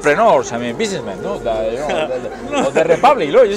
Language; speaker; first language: English; non-native, learner; Spanish